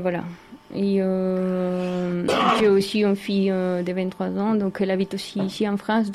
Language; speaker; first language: French; non-native, learner; Spanish